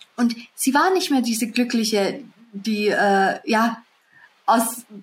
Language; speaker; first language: German; early bilingual, other home language; Russian